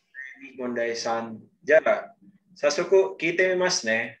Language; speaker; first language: Japanese; non-native, learner; Indonesian